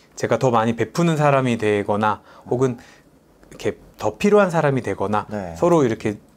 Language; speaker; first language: Korean; native; Korean